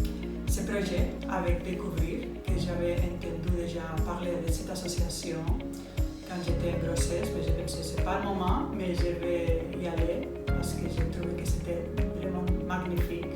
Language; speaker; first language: French; non-native, fluent; Spanish